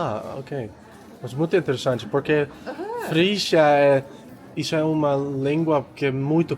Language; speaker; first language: Portuguese; non-native, learner; Dutch